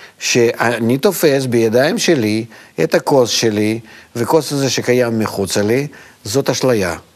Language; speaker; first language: Hebrew; non-native, fluent; Russian